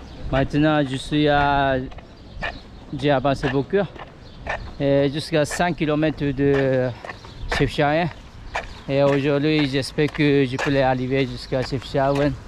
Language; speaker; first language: French; non-native, learner; Japanese